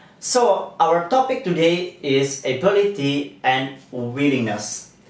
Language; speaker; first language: English; non-native, learner; Indonesian